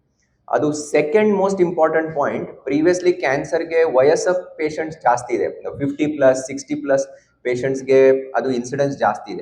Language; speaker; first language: Kannada; non-native, learner; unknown